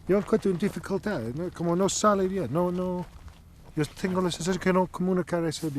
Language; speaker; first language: Spanish; non-native, learner; English